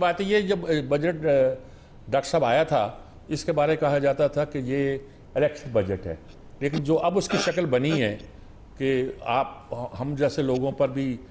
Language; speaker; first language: Urdu; native; Urdu